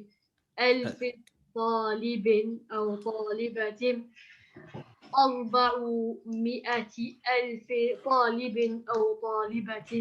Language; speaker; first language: Arabic; non-native, learner; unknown